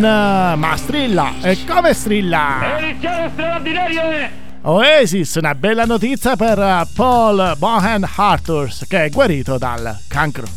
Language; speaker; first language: Italian; native; Italian